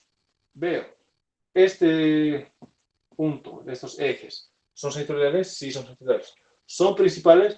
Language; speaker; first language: Spanish; native; Spanish